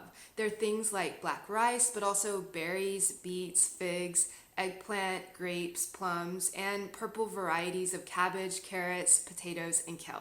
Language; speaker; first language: English; native; English